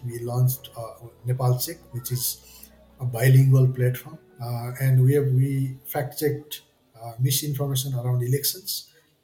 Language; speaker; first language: English; non-native, local second language; Nepali